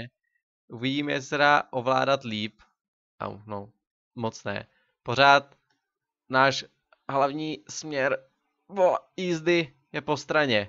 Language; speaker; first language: Czech; native; Czech